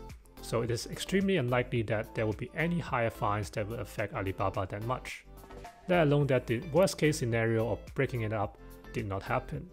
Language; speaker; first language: English; non-native, local second language; Cantonese